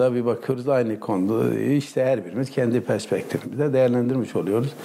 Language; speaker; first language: Turkish; native; Turkish